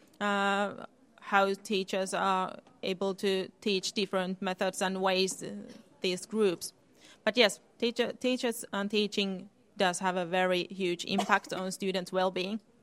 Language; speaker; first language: English; non-native, fluent; Finnish